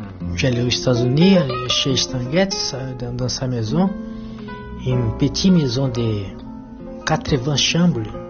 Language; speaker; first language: French; non-native, learner; Portuguese